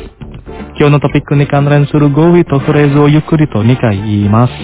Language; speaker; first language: Japanese; non-native, fluent; Indonesian